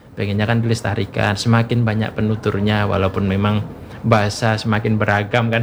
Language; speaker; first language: Indonesian; non-native, local second language; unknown